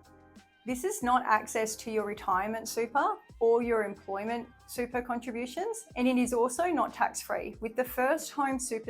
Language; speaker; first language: English; native; English